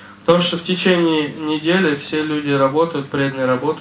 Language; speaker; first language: Russian; native; Russian